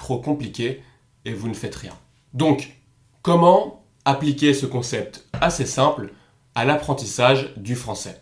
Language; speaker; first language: French; native; French